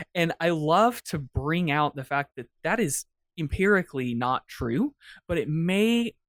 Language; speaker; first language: English; native; English